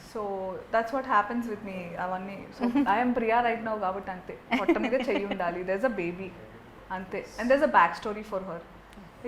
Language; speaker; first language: Telugu; native; Telugu